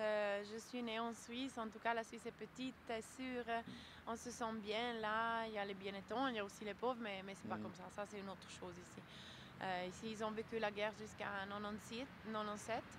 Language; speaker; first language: French; non-native, local second language; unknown